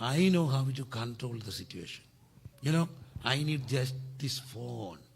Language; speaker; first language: English; non-native, local second language; Malayalam